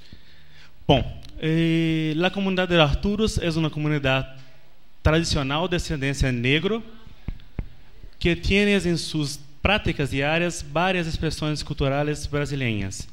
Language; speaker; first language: Spanish; non-native, learner; Portuguese